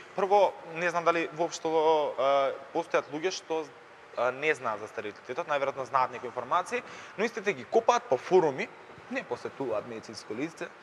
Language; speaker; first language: Macedonian; native; Macedonian